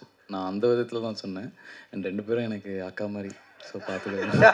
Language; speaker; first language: Tamil; native; Tamil